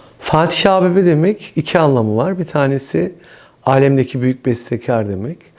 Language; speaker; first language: Turkish; early bilingual, heritage; Turkish